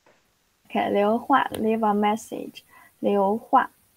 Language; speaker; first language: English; non-native, fluent; Chinese